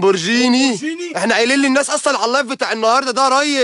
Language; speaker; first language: Arabic; native; Arabic